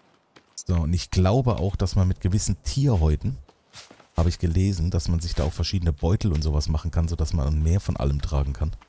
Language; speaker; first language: German; native; German